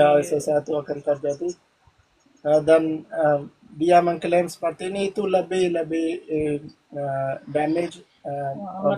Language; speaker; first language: Indonesian; non-native, learner; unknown